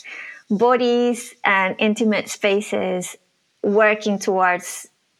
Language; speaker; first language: English; non-native, fluent; Spanish